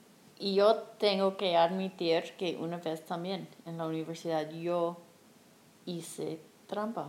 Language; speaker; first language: Spanish; non-native, learner; English